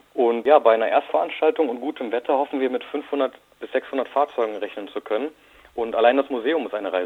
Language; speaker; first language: German; native; German